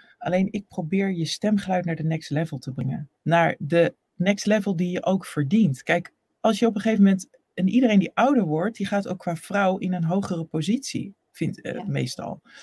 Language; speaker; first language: Dutch; native; Dutch